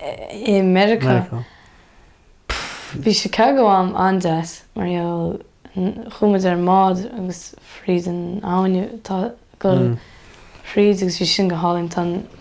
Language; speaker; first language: Irish; native; Irish